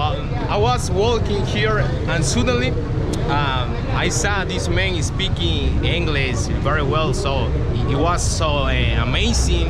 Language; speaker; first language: English; non-native, learner; Spanish